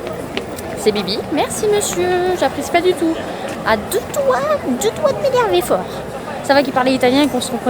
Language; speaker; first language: French; native; French